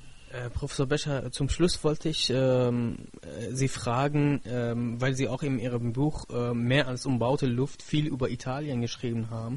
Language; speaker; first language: German; non-native, fluent; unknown